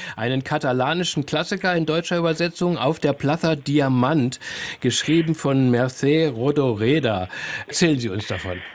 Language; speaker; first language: German; native; German